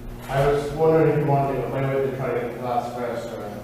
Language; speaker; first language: English; native; English